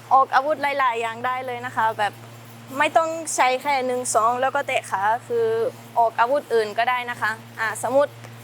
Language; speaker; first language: Thai; non-native, fluent; Estonian